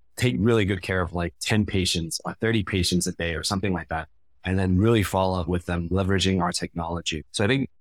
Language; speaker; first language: English; non-native, fluent; Khmer